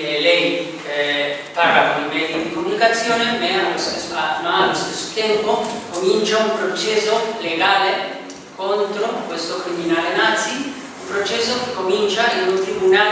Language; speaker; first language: Italian; non-native, fluent; Spanish